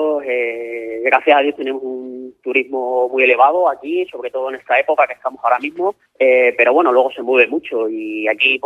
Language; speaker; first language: Spanish; native; Spanish